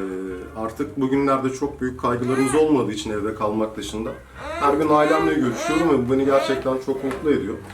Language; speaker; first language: Turkish; native; Turkish